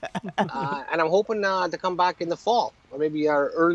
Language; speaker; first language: English; native; English